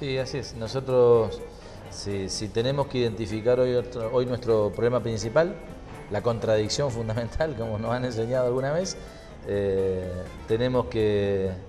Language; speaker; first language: Spanish; native; Spanish